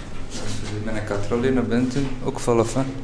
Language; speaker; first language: Dutch; native; Dutch